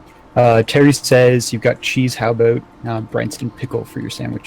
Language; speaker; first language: English; native; English